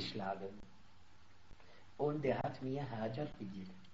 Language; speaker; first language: German; non-native, fluent; Arabic